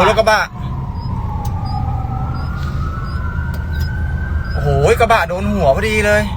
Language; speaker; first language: Thai; native; Thai